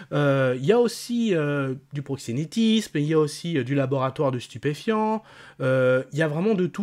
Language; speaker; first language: French; native; French